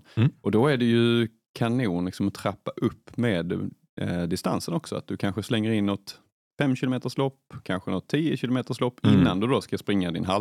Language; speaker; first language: Swedish; native; Swedish